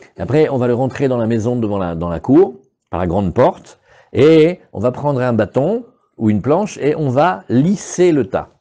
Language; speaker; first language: French; native; French